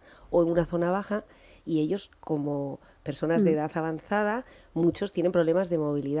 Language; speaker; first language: Spanish; native; Spanish